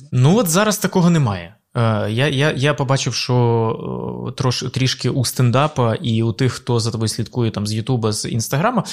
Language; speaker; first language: Ukrainian; native; Ukrainian